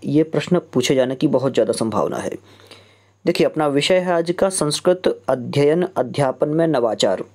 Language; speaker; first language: Hindi; native; Hindi